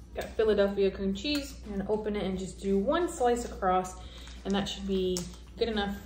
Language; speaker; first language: English; native; English